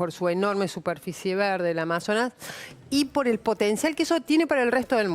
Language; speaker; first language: Spanish; native; Spanish